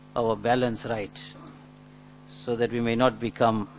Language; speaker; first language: English; native; English